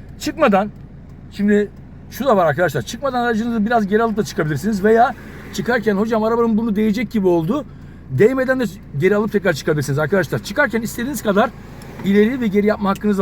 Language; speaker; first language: Turkish; native; Turkish